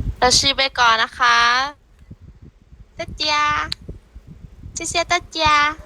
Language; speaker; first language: Chinese; non-native, learner; Thai